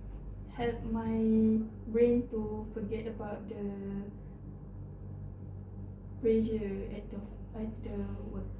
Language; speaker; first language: English; non-native, learner; Malay